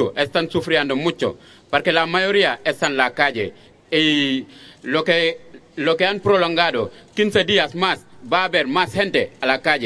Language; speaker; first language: Spanish; non-native, fluent; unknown